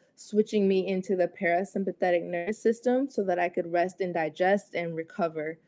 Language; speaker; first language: English; native; English